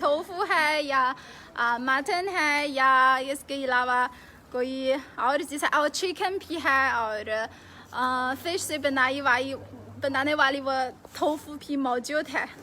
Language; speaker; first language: Hindi; non-native, fluent; Chinese